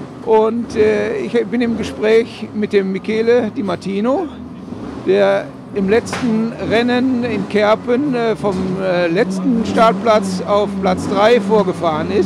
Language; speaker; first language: German; native; German